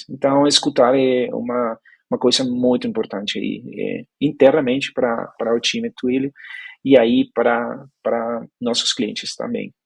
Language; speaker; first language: Portuguese; non-native, fluent; Spanish